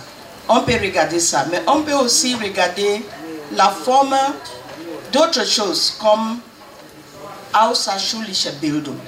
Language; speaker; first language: French; non-native, learner; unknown